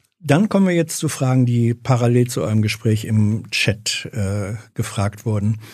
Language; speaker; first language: German; native; German